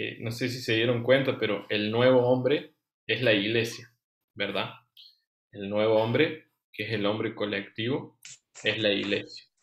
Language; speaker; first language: Spanish; native; Spanish